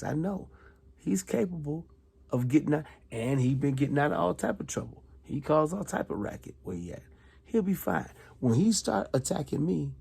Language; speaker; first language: English; native; English